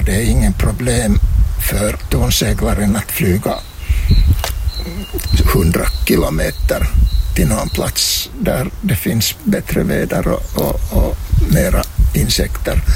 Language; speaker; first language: Swedish; non-native, local second language; Finnish